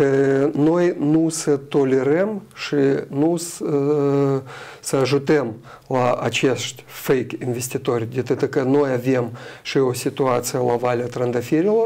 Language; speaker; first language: Romanian; non-native, local second language; Russian